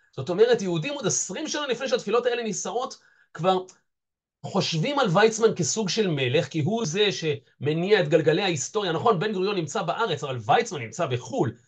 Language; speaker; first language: Hebrew; native; Hebrew